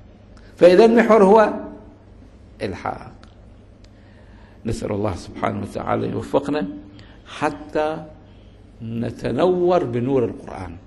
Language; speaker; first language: Arabic; native; Arabic